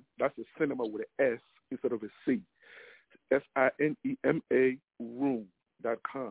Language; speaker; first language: English; non-native, local second language; Igbo